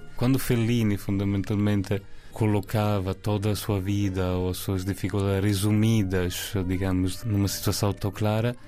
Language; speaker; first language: Portuguese; non-native, fluent; Italian